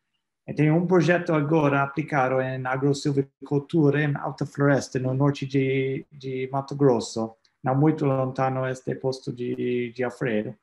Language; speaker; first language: Portuguese; non-native, fluent; English